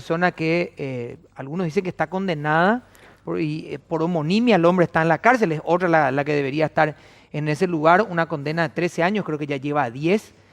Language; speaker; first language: Spanish; native; Spanish